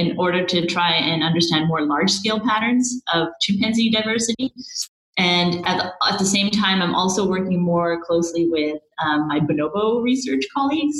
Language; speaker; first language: English; native; English